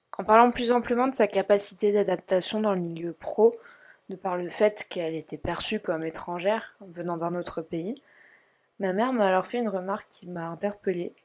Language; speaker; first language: French; native; French